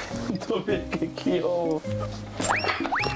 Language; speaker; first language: Korean; non-native, learner; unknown